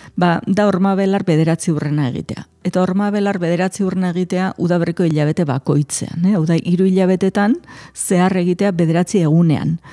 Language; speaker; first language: Basque; native; Basque